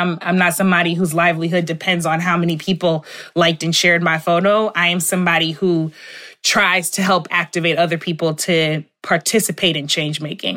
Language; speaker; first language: English; native; English